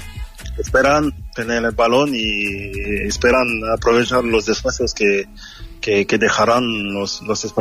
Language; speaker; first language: Spanish; non-native, fluent; French